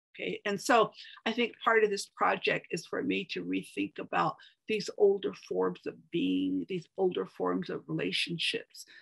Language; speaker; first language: English; native; English